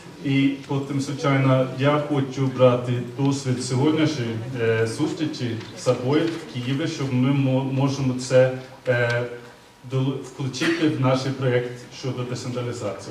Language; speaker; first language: Ukrainian; non-native, fluent; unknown